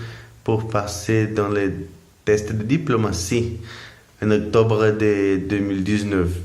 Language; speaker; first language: French; non-native, learner; Portuguese